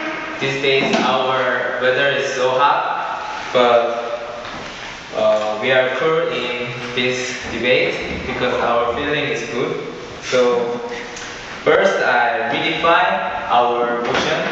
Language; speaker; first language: English; non-native, learner; Korean